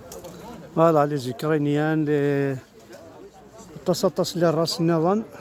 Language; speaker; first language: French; non-native, local second language; Arabic